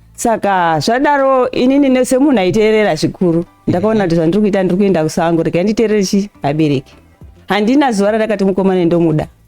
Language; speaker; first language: Shona; early bilingual, heritage; Shona